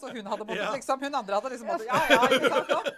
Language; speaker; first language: Norwegian; native; Norwegian